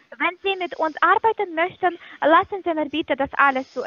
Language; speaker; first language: German; non-native, fluent; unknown